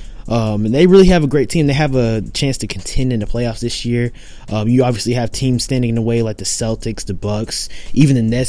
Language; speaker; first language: English; native; English